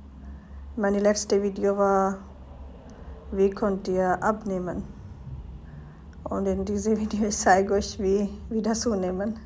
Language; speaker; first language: German; non-native, learner; Hindi